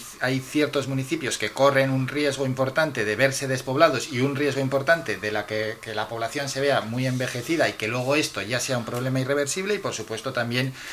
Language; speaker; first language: Spanish; native; Spanish